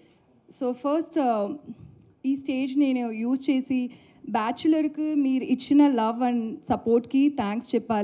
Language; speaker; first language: Telugu; non-native, learner; Tamil